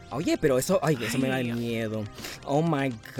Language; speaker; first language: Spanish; early bilingual, heritage; Spanish